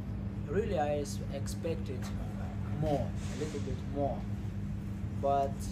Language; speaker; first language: English; non-native, learner; Ukrainian